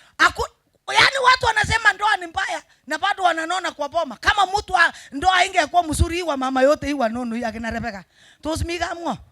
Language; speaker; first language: Swahili; non-native, local second language; Kalenjin